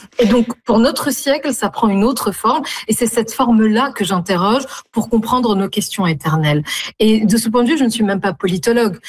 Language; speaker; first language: French; non-native, local second language; Arabic